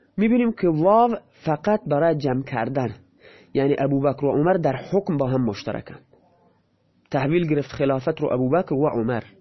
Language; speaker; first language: Persian; non-native, local second language; Baluchi